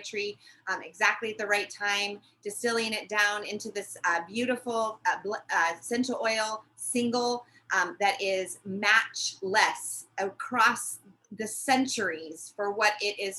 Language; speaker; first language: English; native; English